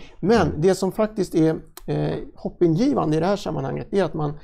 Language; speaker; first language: Swedish; native; Swedish